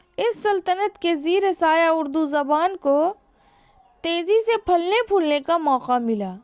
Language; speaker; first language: Urdu; native; Urdu